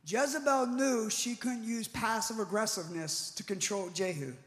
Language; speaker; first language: English; native; English